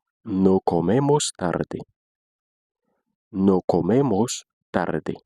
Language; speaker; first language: Spanish; non-native, fluent; Haitian Creole